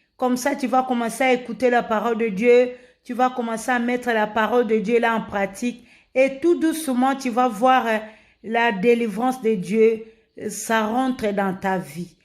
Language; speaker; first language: French; non-native, local second language; Lingala